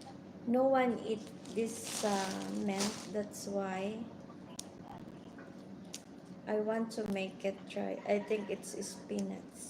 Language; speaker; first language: English; non-native, learner; Bikol